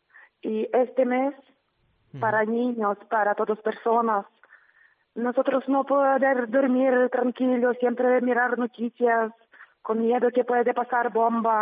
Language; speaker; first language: Spanish; non-native, learner; Ukrainian